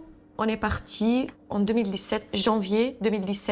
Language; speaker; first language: French; non-native, fluent; Assyrian Neo-Aramaic